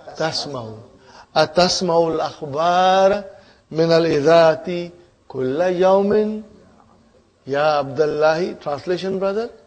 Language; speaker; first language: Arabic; non-native, fluent; Urdu